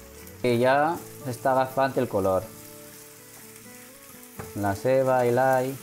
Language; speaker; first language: Catalan; non-native, fluent; Arabic